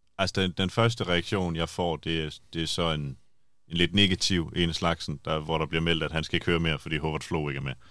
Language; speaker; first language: Danish; native; Danish